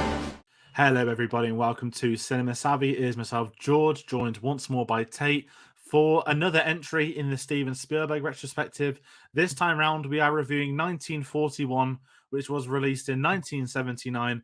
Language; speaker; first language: English; native; English